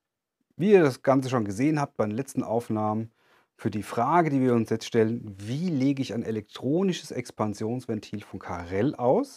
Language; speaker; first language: German; native; German